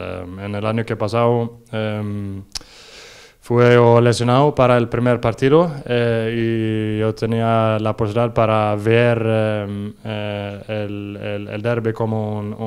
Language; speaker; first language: Spanish; non-native, learner; Norwegian